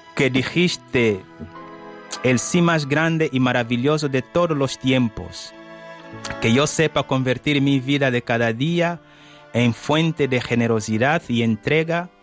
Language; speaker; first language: Spanish; non-native, fluent; Portuguese